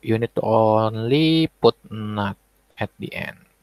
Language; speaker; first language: English; non-native, fluent; Indonesian